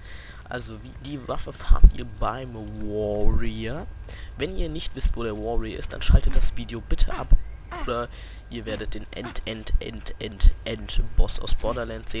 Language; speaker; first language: German; native; German